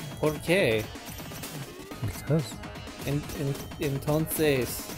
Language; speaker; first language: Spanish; non-native, learner; English